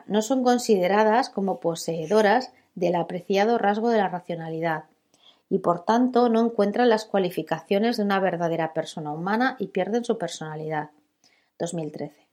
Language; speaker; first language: Spanish; native; Spanish